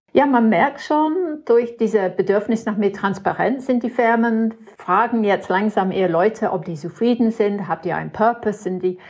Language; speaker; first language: German; non-native, fluent; English